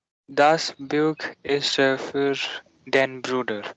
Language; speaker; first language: German; non-native, learner; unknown